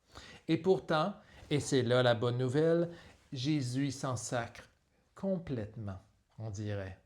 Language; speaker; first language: French; native; French